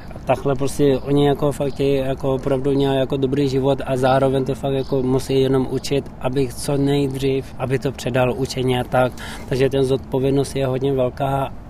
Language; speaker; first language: Czech; non-native, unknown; Tibetan